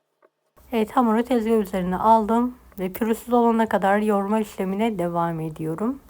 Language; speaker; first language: Turkish; native; Turkish